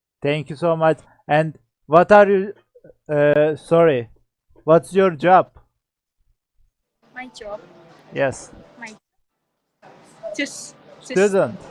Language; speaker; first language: English; non-native, learner; Turkish